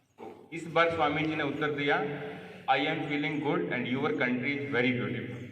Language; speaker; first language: Hindi; native; Hindi